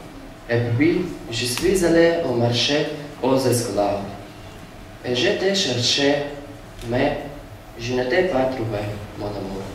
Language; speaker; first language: French; non-native, learner; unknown